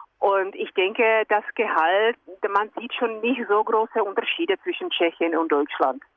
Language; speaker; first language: German; non-native, fluent; Czech